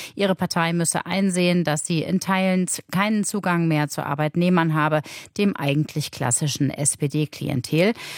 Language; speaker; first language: German; native; German